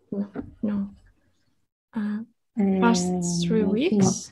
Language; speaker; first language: English; non-native, fluent; Kazakh